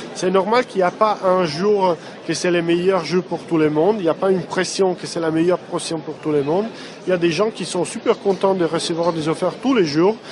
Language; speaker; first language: French; non-native, fluent; Italian